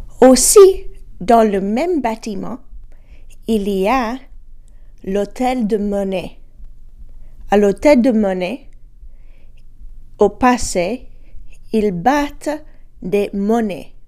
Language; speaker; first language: French; non-native, fluent; English